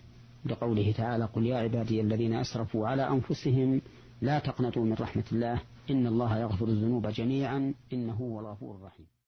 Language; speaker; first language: Arabic; native; Arabic